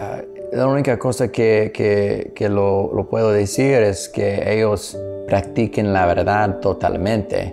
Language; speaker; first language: Spanish; non-native, learner; English